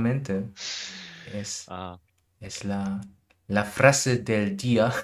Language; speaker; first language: Spanish; non-native, learner; German